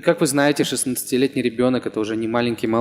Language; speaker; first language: Russian; native; Russian